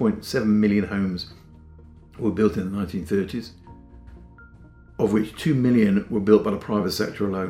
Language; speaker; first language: English; native; English